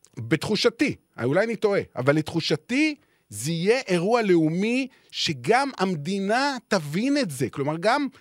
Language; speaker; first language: Hebrew; native; Hebrew